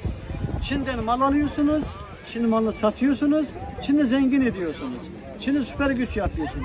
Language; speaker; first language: Turkish; non-native, fluent; Uyghur